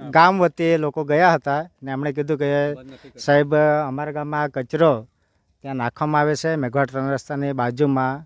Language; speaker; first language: Gujarati; native; Gujarati